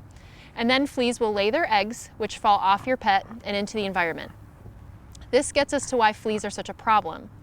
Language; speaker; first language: English; native; English